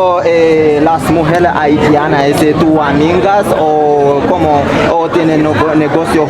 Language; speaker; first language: Spanish; non-native, learner; Haitian Creole